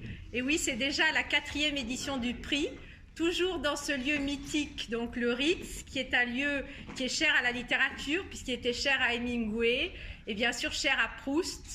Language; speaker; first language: French; native; French